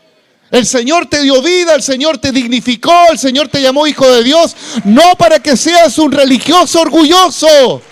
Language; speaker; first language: Spanish; native; Spanish